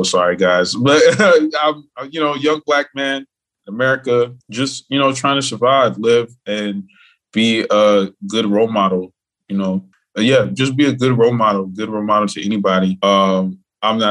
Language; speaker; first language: English; native; English